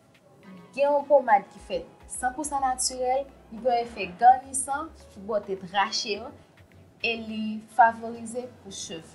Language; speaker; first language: Haitian Creole; native; Haitian Creole